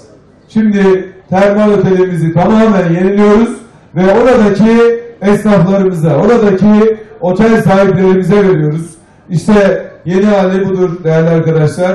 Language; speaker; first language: Turkish; native; Turkish